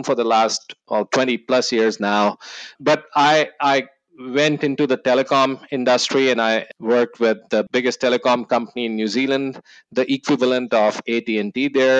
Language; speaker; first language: English; non-native, local second language; Hindi